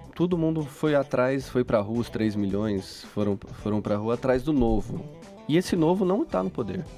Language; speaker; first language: Portuguese; native; Portuguese